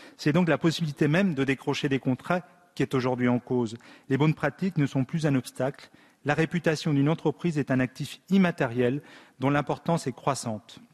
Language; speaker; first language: French; early bilingual, other home language; Spanish